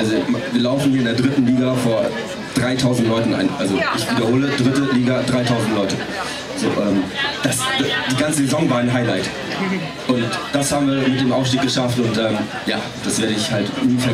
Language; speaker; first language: German; native; German